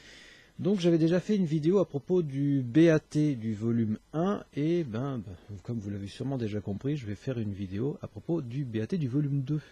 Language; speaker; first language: French; native; French